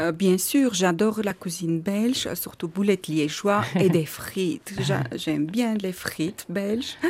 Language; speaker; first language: French; non-native, learner; Armenian